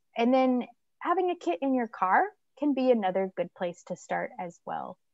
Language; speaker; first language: English; native; English